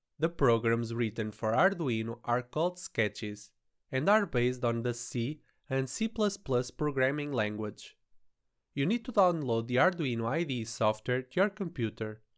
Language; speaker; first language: English; non-native, fluent; Portuguese